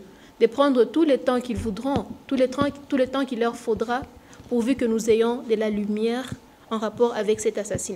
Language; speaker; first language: French; non-native, local second language; Swahili